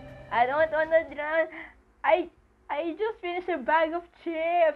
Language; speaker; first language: English; non-native, local second language; Filipino